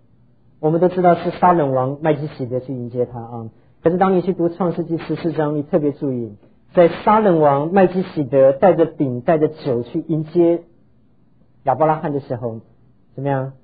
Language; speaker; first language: Chinese; native; Chinese